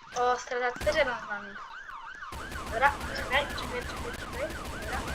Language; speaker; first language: Polish; native; Polish